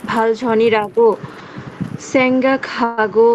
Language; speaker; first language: Korean; non-native, learner; Bangla